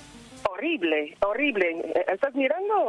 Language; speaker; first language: Spanish; non-native, fluent; English